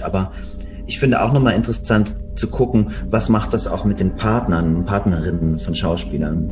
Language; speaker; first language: German; native; German